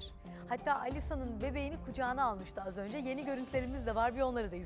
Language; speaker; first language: Turkish; native; Turkish